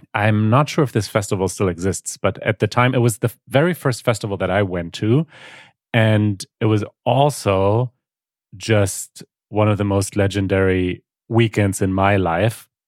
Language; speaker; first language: English; non-native, fluent; German